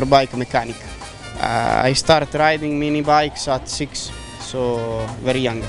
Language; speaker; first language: English; non-native, learner; Italian